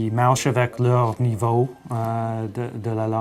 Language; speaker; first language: French; non-native, local second language; English